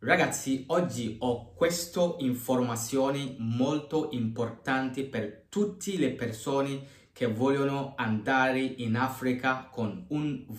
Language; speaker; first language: Italian; non-native, fluent; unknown